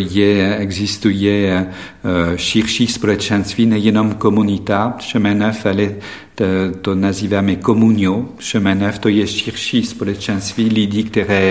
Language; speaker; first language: Czech; non-native, fluent; French